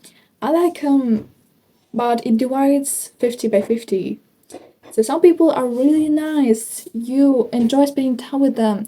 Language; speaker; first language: English; non-native, fluent; Ukrainian